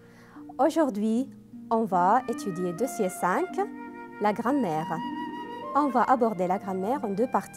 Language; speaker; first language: French; non-native, fluent; Arabic